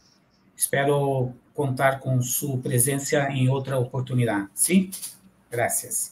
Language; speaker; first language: Spanish; non-native, fluent; Portuguese